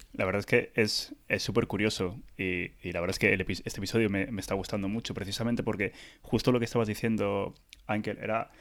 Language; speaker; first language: Spanish; native; Spanish